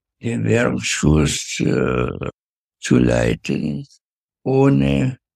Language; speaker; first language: German; non-native, fluent; Russian